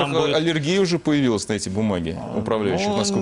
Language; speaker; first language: Russian; native; Russian